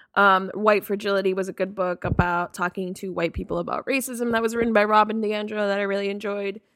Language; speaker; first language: English; native; English